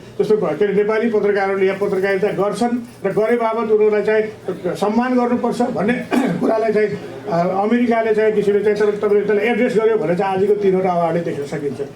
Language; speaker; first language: Nepali; native; Nepali